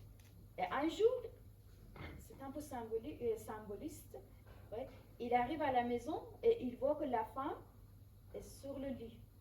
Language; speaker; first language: French; non-native, fluent; Persian